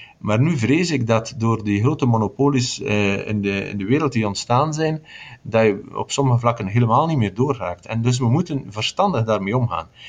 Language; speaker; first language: Dutch; native; Dutch